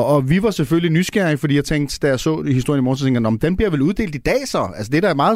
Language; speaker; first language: Danish; native; Danish